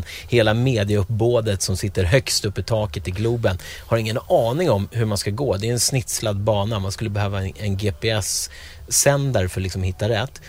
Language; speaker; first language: Swedish; native; Swedish